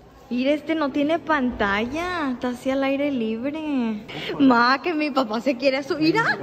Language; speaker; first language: Spanish; early bilingual, heritage; Spanish